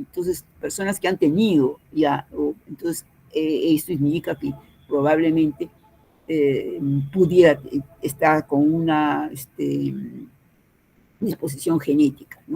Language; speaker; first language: Spanish; native; Spanish